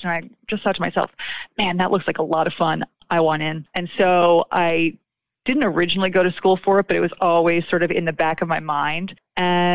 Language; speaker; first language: English; native; English